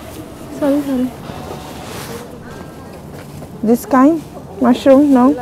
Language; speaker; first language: English; non-native, learner; Indonesian